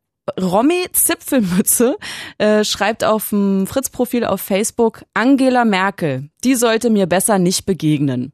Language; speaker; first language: German; native; German